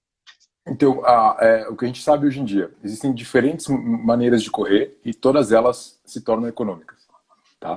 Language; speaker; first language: Portuguese; native; Portuguese